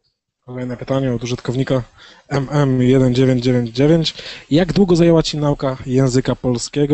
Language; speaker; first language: Polish; native; Polish